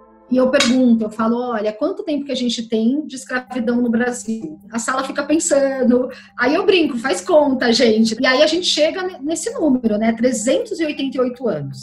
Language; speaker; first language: Portuguese; native; Portuguese